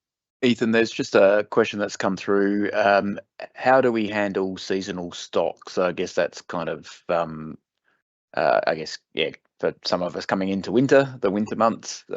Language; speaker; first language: English; native; English